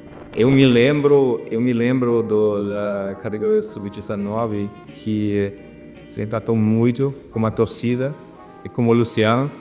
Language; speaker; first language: Portuguese; non-native, fluent; German